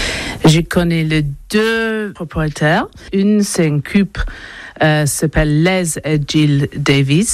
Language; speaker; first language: French; non-native, learner; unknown